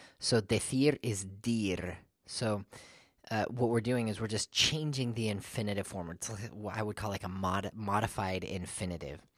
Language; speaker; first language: English; native; English